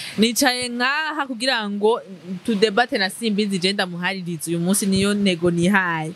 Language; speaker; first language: Rundi; native; Rundi